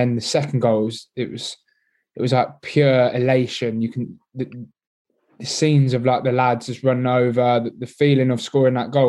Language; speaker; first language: English; native; English